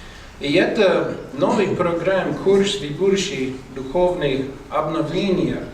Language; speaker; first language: Russian; non-native, learner; English